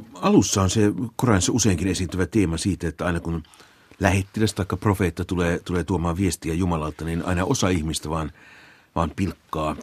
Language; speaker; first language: Finnish; native; Finnish